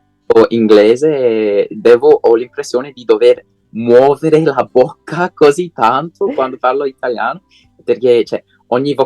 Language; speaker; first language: Italian; non-native, fluent; English